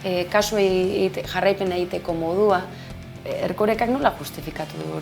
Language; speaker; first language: Basque; native; Basque